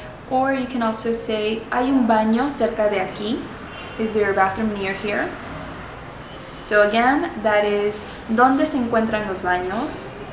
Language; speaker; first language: Spanish; early bilingual, heritage; Spanish